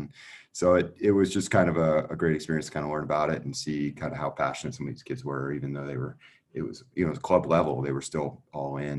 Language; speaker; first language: English; native; English